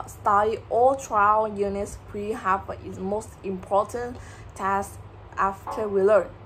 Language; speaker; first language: English; non-native, learner; Vietnamese